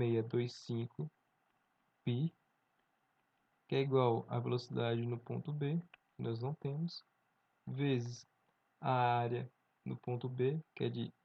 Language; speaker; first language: Portuguese; native; Portuguese